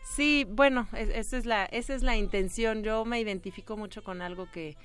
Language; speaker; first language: Spanish; native; Spanish